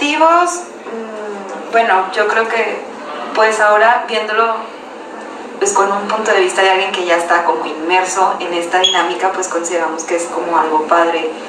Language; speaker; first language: Spanish; native; Spanish